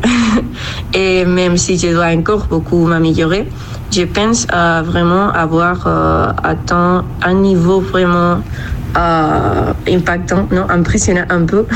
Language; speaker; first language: French; non-native, fluent; Spanish